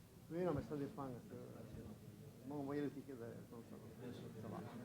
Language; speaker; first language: French; non-native, fluent; Italian